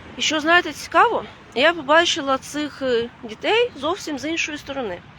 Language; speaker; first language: Ukrainian; non-native, fluent; Latvian